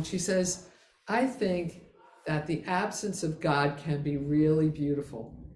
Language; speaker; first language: English; native; English